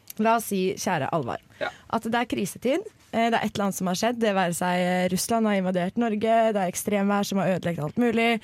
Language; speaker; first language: Norwegian; native; Norwegian